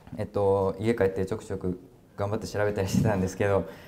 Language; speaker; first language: Japanese; native; Japanese